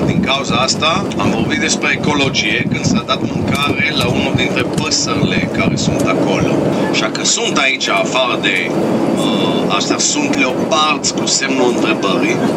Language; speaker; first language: Romanian; early bilingual, heritage; Hebrew